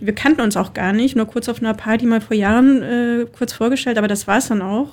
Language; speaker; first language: German; native; German